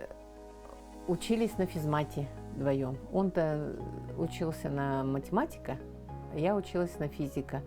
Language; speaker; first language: Russian; non-native, local second language; Yakut